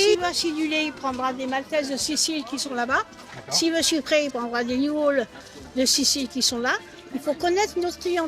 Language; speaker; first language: French; native; French